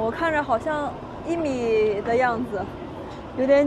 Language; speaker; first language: Chinese; native; Chinese